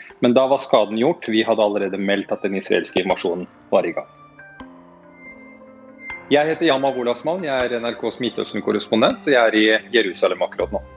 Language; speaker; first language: Norwegian; native; Norwegian